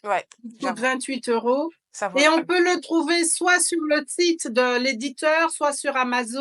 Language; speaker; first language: French; native; French